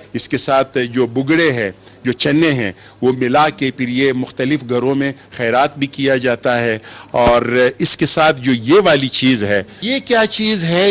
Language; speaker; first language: Urdu; non-native, local second language; Pashto